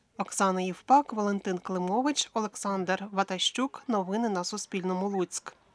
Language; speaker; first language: Ukrainian; native; Ukrainian